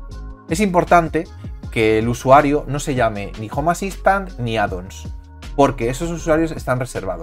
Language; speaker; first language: Spanish; native; Spanish